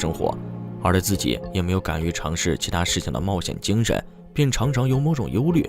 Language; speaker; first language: Chinese; native; Chinese